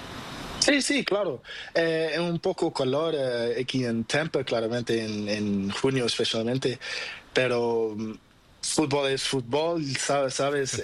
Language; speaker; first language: Spanish; non-native, fluent; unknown